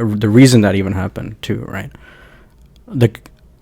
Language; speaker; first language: English; native; English